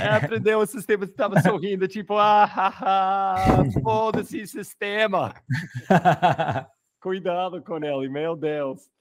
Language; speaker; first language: Portuguese; non-native, fluent; English